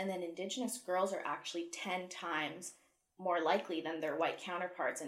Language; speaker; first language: English; native; English